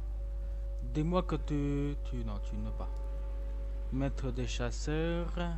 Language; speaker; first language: French; native; French